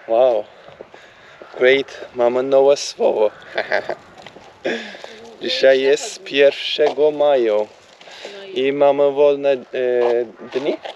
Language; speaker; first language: Polish; non-native, learner; Turkish